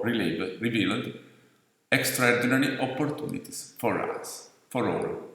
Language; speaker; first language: English; non-native, fluent; Italian